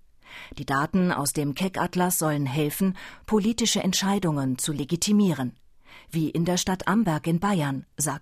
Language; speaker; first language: German; native; German